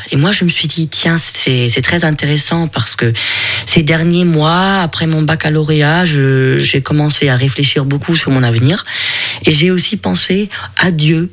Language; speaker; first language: French; non-native, fluent; German